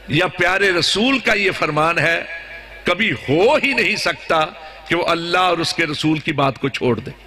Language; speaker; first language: Urdu; non-native, local second language; Punjabi